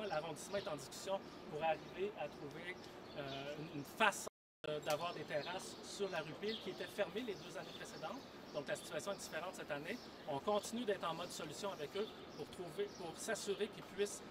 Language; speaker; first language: French; native; French